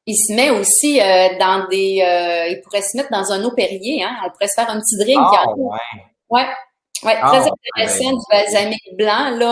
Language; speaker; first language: French; native; French